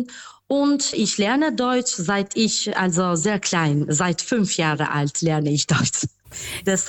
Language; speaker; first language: German; non-native, fluent; Albanian